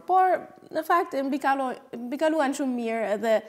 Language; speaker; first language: Albanian; non-native, fluent; German